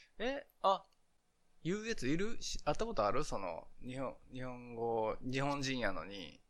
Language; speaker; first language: Japanese; native; Japanese